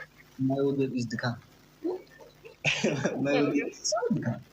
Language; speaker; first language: English; non-native, learner; Amharic